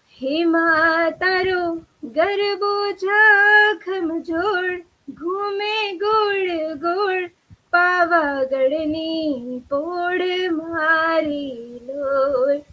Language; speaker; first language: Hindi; non-native, local second language; Bangla